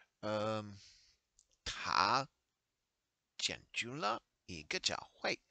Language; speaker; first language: Chinese; non-native, learner; English